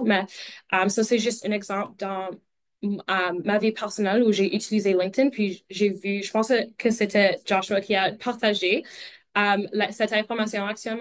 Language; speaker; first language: French; non-native, local second language; English